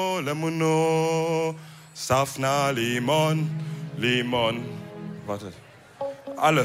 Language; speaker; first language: German; early bilingual, other home language; Wolof